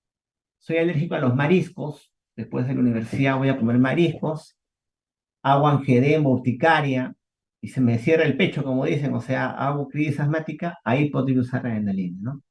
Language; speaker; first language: Spanish; native; Spanish